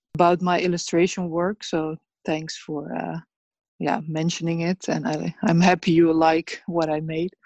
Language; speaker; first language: English; early bilingual, other home language; Bosnian